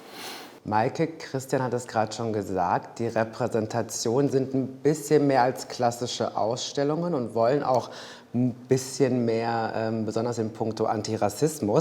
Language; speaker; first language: German; native; German